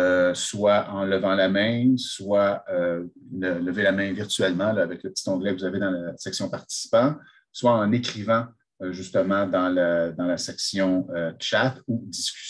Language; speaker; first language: French; native; French